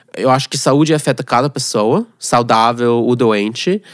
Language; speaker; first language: Portuguese; non-native, fluent; Russian